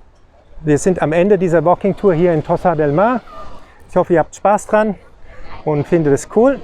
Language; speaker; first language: German; native; German